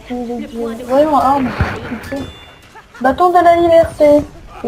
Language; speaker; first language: French; native; French